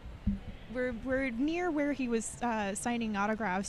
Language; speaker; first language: English; non-native, fluent; Spanish